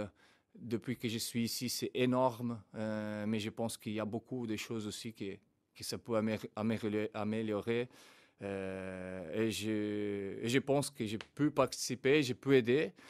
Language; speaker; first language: French; non-native, fluent; Portuguese